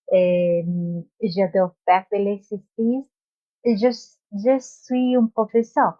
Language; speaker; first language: French; non-native, learner; Spanish